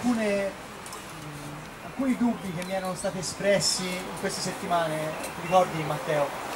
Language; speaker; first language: Italian; native; Italian